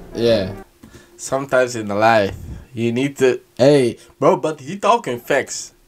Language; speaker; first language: English; non-native, fluent; Dutch